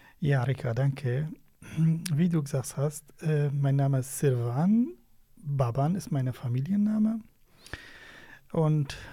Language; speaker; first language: German; non-native, learner; Kurdish